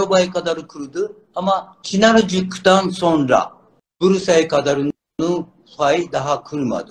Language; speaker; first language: Turkish; non-native, learner; Japanese